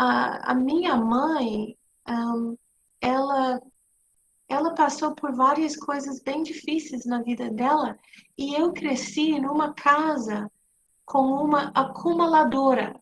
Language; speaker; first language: Portuguese; non-native, fluent; English